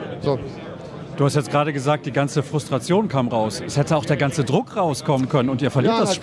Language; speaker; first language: German; native; German